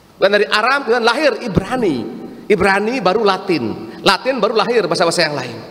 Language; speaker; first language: Indonesian; non-native, local second language; Balinese